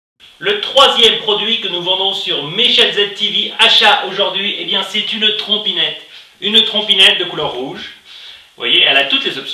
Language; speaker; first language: French; native; French